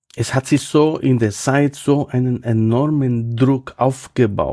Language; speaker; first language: German; non-native, fluent; Spanish